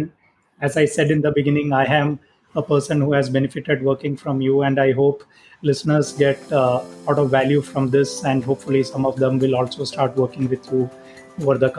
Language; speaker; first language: English; non-native, local second language; Malayalam